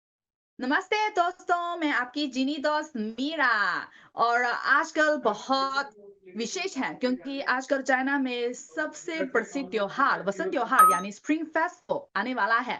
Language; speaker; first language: Hindi; non-native, learner; Chinese